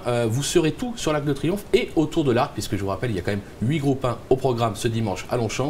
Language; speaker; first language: French; native; French